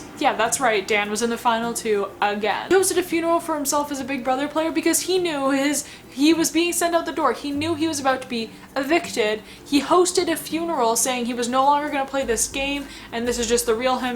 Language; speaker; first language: English; native; English